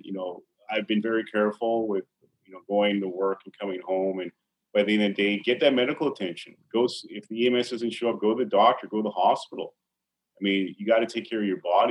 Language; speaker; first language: English; native; English